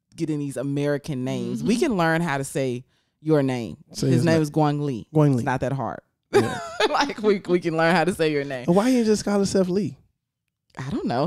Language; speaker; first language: English; native; English